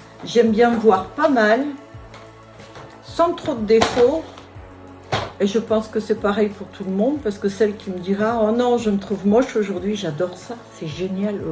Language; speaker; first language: French; native; French